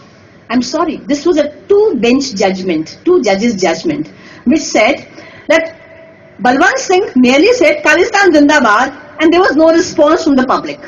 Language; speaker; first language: English; non-native, local second language; Hindi